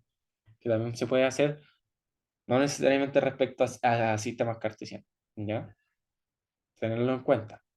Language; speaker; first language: Spanish; native; Spanish